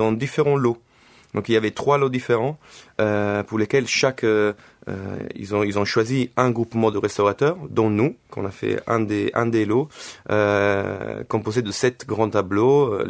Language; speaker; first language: French; non-native, fluent; Italian